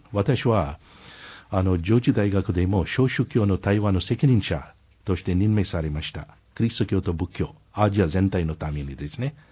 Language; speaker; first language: Japanese; non-native, fluent; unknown